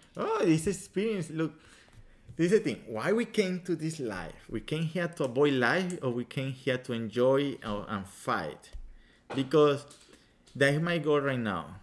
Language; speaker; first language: English; non-native, fluent; Spanish